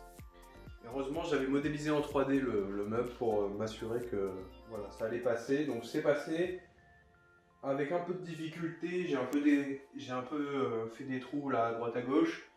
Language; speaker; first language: French; native; French